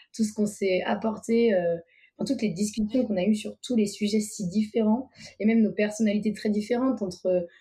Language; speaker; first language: French; native; French